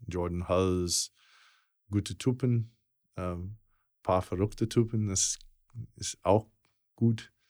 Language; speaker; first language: German; non-native, fluent; English